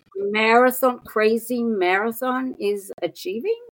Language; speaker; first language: English; non-native, fluent; Hebrew